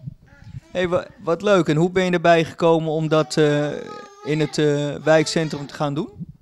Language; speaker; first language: Dutch; native; Dutch